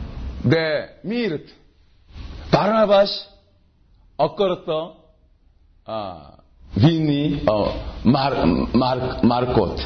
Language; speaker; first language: Hungarian; non-native, learner; Korean